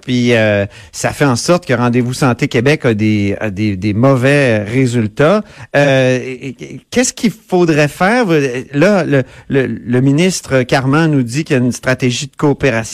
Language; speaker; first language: French; native; French